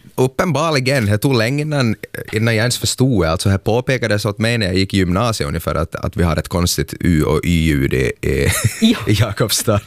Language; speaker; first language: Swedish; native; Swedish